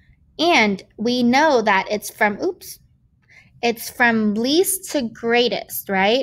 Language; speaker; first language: English; native; English